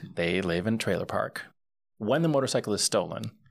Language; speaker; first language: English; early bilingual, other home language; Spanish